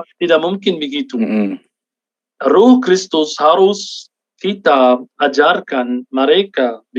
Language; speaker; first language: Indonesian; non-native, fluent; Arabic